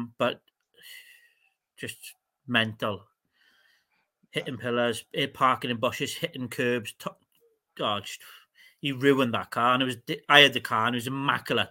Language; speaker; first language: English; native; English